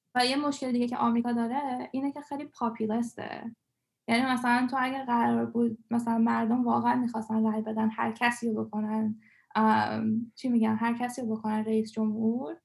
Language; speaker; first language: Persian; early bilingual, heritage; Persian